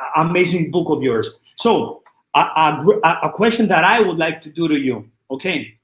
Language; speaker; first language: English; non-native, fluent; Greek